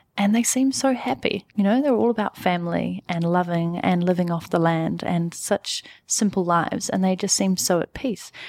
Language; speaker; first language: English; native; English